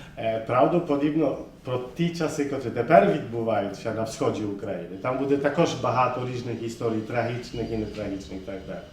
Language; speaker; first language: Ukrainian; early bilingual, heritage; Ukrainian